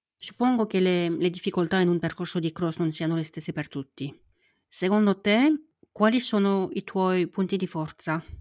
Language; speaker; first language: Italian; non-native, fluent; French